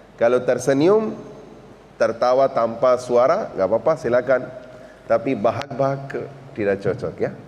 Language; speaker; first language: Indonesian; non-native, learner; Urdu